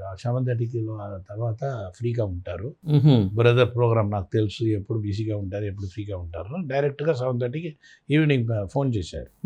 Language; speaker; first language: Telugu; non-native, local second language; Tamil